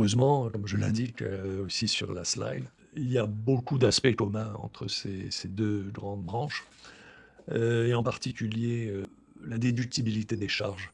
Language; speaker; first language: French; native; French